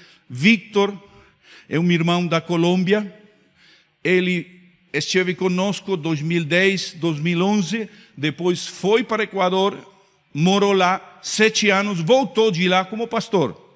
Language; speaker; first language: Portuguese; non-native, fluent; Spanish